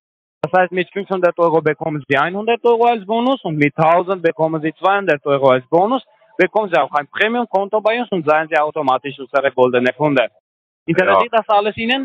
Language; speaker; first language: German; non-native, learner; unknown